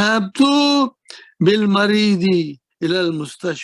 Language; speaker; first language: Arabic; non-native, fluent; Urdu